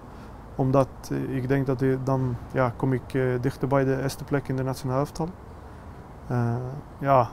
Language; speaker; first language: Dutch; non-native, fluent; Swedish